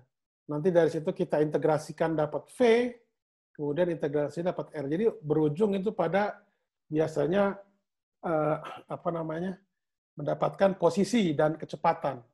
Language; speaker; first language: Indonesian; native; Indonesian